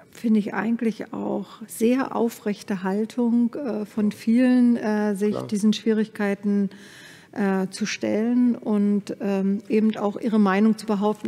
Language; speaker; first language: German; native; German